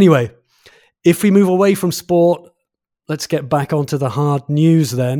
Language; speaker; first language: English; native; English